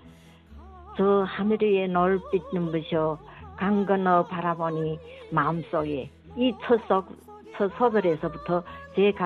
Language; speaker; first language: Korean; early bilingual, heritage; Korean